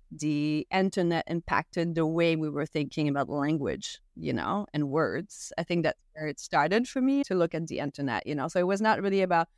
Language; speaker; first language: English; non-native, fluent; French